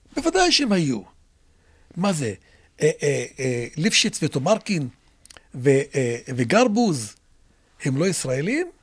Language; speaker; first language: Hebrew; non-native, local second language; Arabic